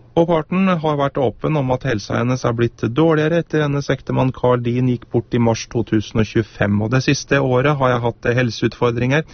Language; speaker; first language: Norwegian; native; Norwegian